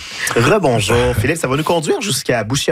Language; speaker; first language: French; native; French